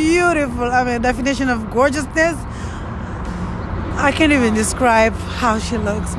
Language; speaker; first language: English; non-native, local second language; Wolof